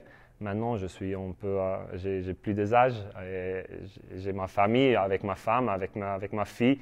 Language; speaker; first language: French; non-native, learner; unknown